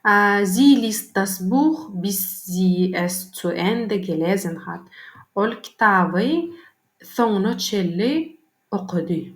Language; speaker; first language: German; non-native, learner; Turkmen